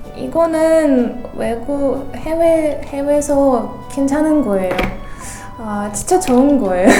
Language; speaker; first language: Korean; non-native, fluent; Russian